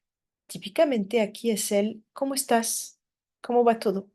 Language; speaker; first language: Spanish; non-native, fluent; French